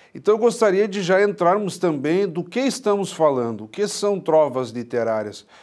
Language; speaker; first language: Portuguese; native; Portuguese